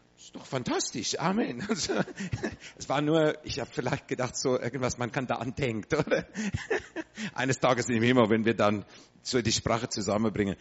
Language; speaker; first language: German; non-native, fluent; English